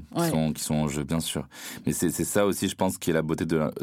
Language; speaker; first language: French; non-native, local second language; Arabic